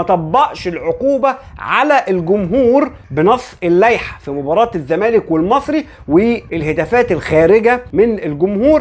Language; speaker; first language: Arabic; native; Arabic